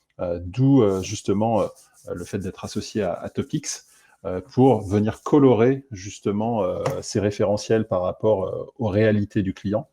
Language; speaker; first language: French; native; French